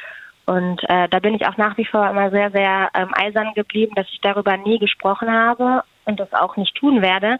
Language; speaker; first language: German; native; German